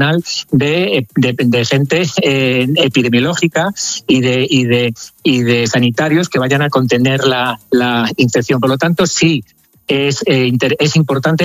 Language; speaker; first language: Spanish; native; Spanish